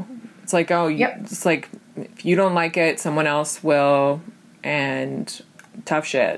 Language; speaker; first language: English; native; English